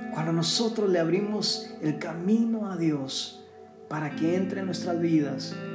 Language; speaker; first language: Spanish; early bilingual, heritage; Spanish